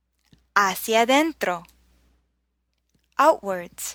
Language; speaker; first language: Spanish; non-native, fluent; English